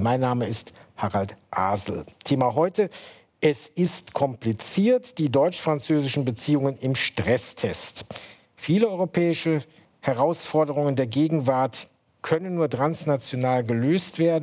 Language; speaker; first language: German; native; German